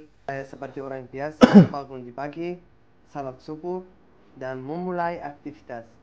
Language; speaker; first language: Indonesian; non-native, fluent; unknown